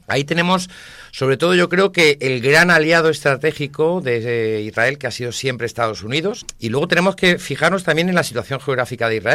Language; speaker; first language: Spanish; native; Spanish